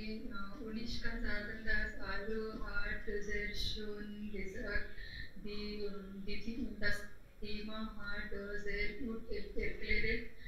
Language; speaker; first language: German; non-native, learner; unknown